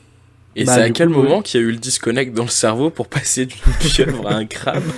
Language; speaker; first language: French; native; French